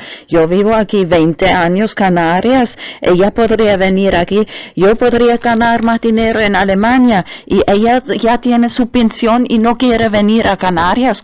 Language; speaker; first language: Spanish; non-native, fluent; German